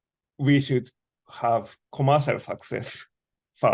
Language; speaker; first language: English; non-native, learner; Japanese